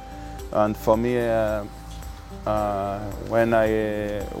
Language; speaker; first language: English; non-native, learner; French